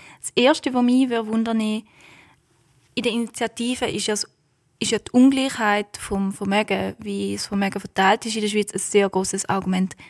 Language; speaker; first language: German; native; German